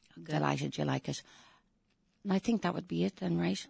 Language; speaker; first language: English; native; English